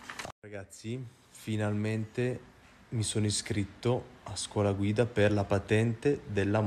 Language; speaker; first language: Italian; native; Italian